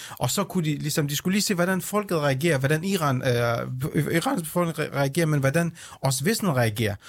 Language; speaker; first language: Danish; early bilingual, other home language; Central Kurdish